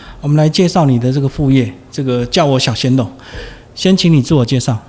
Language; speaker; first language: Chinese; native; Chinese